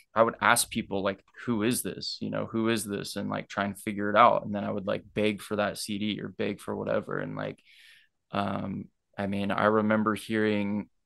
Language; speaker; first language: English; native; English